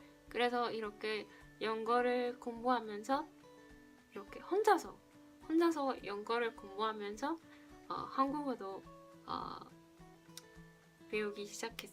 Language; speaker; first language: Korean; non-native, fluent; Spanish